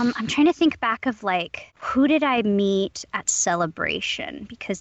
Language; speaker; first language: English; native; English